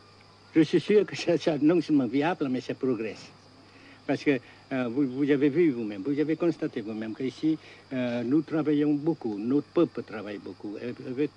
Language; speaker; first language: French; non-native, fluent; Vietnamese